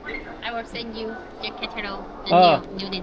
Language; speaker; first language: English; non-native, learner; Chinese